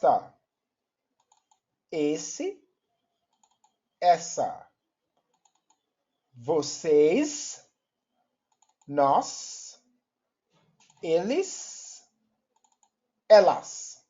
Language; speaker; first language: Portuguese; non-native, learner; Yoruba